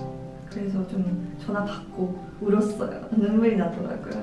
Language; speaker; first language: Korean; non-native, fluent; Japanese